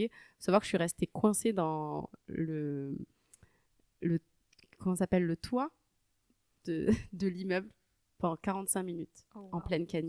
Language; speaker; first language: French; native; French